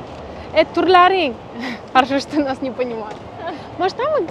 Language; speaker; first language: Russian; non-native, local second language; Uzbek